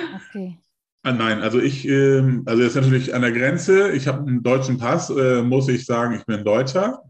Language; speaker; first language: German; early bilingual, other home language; Lithuanian